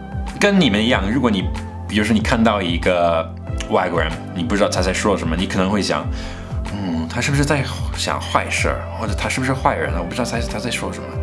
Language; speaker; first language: Chinese; non-native, fluent; English